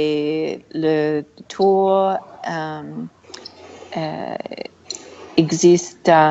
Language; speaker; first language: French; non-native, learner; English